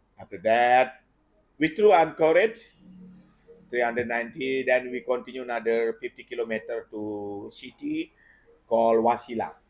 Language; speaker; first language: English; non-native, learner; Indonesian